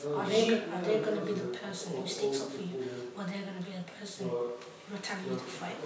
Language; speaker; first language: English; native; English